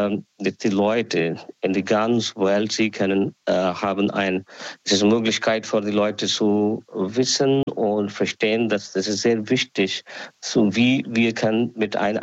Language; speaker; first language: German; non-native, learner; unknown